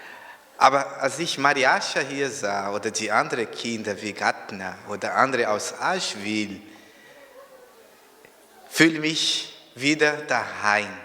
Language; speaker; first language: German; non-native, fluent; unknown